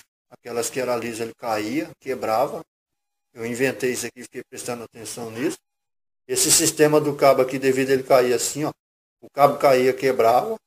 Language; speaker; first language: Portuguese; native; Portuguese